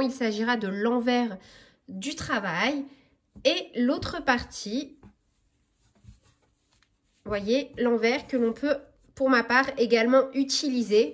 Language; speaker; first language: French; native; French